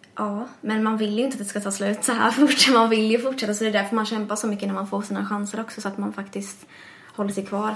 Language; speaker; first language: Swedish; early bilingual, other home language; English